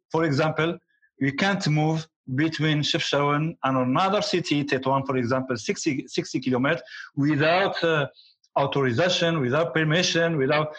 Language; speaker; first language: English; non-native, learner; Arabic